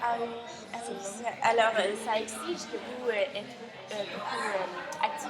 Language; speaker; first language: French; non-native, learner; English